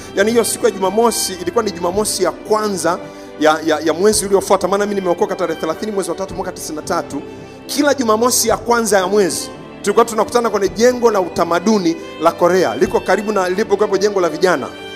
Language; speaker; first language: Swahili; non-native, local second language; Masai